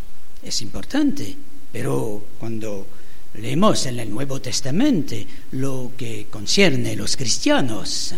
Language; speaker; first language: Spanish; non-native, fluent; French